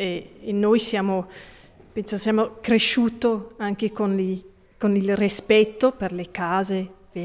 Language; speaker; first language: Italian; non-native, fluent; English